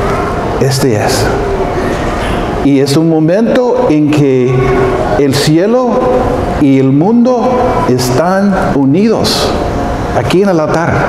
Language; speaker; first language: Spanish; non-native, fluent; English